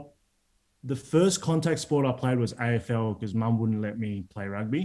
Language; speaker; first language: English; native; English